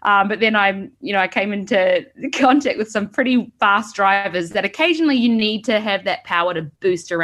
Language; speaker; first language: English; native; English